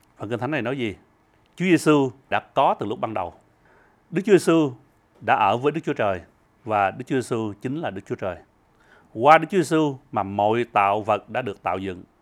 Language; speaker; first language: Vietnamese; early bilingual, heritage; Vietnamese